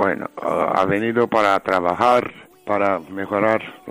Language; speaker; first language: Spanish; non-native, learner; Romanian